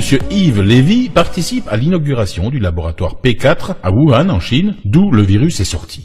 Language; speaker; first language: French; native; French